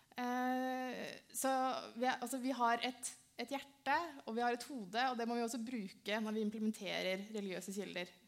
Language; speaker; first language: Norwegian; early bilingual, other home language; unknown